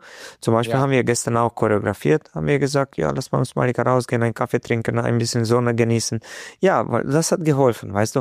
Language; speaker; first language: German; non-native, fluent; Hungarian